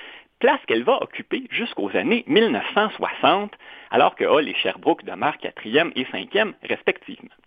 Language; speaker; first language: French; native; French